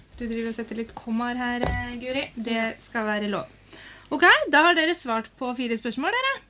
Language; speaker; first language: Norwegian; native; Norwegian